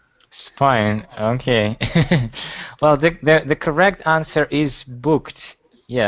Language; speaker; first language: English; non-native, fluent; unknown